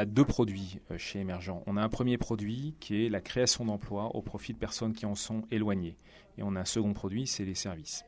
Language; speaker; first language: French; native; French